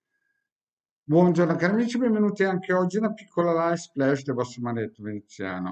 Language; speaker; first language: Italian; native; Italian